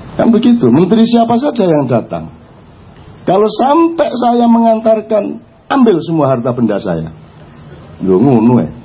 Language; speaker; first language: Indonesian; non-native, local second language; Javanese